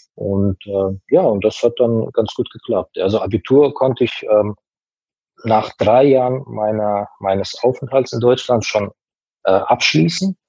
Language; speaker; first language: German; non-native, fluent; Azerbaijani